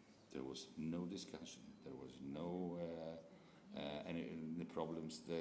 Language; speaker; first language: English; non-native, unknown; Polish